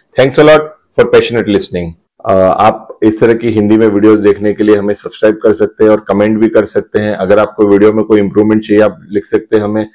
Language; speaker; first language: Hindi; non-native, local second language; Gujarati